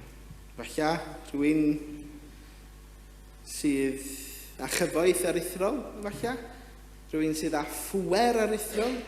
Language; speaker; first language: Welsh; native; Welsh